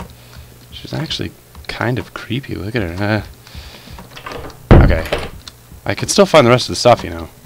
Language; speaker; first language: English; native; English